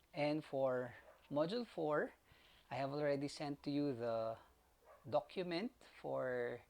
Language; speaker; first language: English; non-native, local second language; Filipino